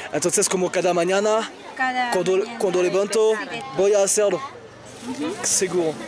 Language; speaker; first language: Spanish; non-native, learner; French